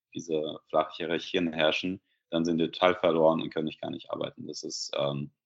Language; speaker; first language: German; non-native, fluent; Russian